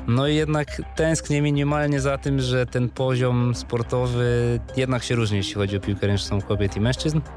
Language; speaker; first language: Polish; native; Polish